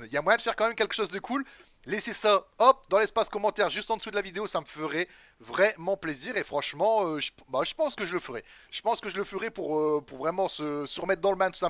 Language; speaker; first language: French; native; French